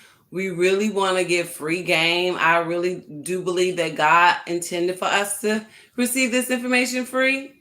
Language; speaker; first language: English; native; English